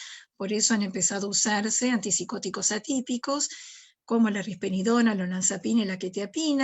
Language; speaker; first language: Spanish; native; Spanish